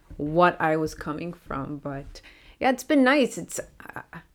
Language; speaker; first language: English; native; English